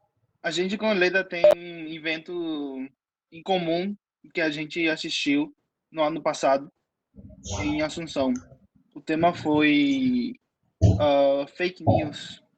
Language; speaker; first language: Portuguese; non-native, fluent; Spanish